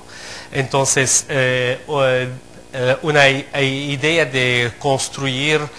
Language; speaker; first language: Spanish; non-native, fluent; Arabic